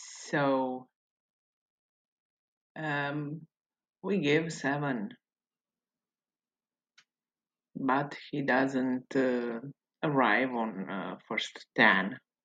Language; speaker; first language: English; non-native, learner; Italian